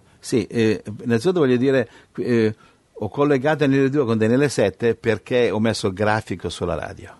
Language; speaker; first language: Italian; native; Italian